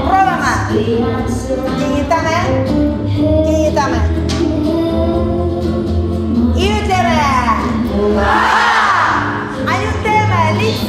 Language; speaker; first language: Estonian; non-native, learner; Russian